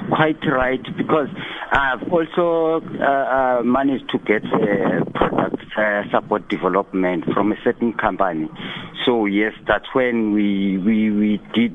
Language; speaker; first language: English; non-native, local second language; Xhosa